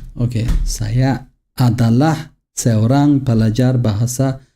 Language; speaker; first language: Indonesian; non-native, learner; Turkish